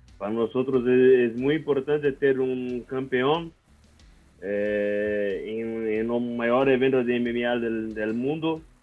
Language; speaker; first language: Spanish; non-native, learner; Portuguese